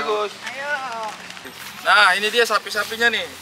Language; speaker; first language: Indonesian; native; Indonesian